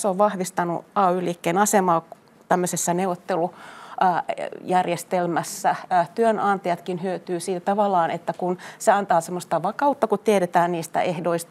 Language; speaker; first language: Finnish; native; Finnish